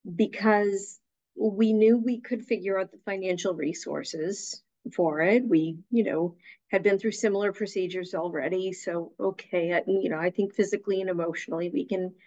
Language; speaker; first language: English; native; English